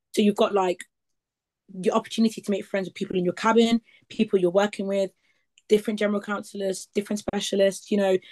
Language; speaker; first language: English; native; English